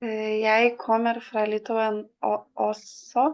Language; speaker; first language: Norwegian; non-native, learner; Lithuanian